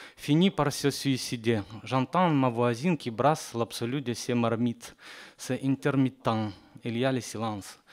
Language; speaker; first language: French; non-native, fluent; Russian